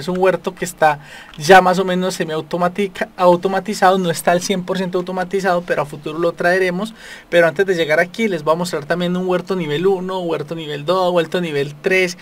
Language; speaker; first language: Spanish; native; Spanish